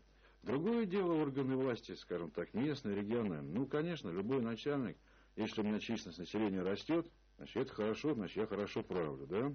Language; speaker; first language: Russian; native; Russian